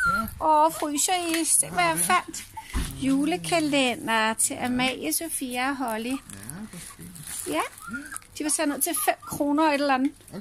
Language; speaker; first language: Danish; native; Danish